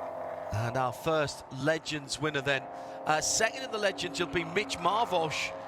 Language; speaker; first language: English; native; English